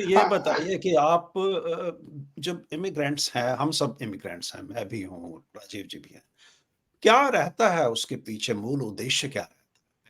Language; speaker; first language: Hindi; native; Hindi